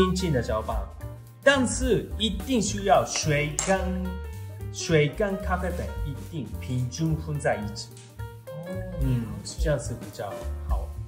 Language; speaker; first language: Chinese; non-native, learner; Japanese